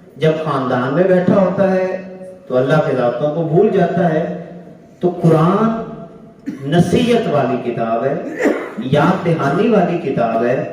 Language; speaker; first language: Urdu; non-native, local second language; Punjabi